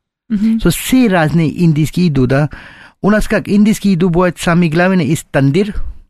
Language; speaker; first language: Russian; non-native, learner; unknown